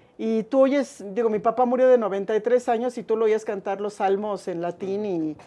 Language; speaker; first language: Spanish; native; Spanish